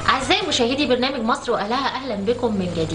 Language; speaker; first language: Arabic; native; Arabic